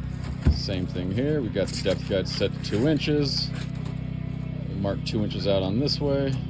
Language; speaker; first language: English; native; English